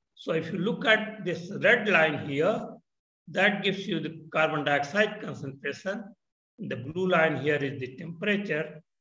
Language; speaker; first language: English; non-native, local second language; Hindi